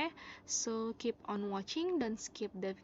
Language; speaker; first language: English; non-native, fluent; Indonesian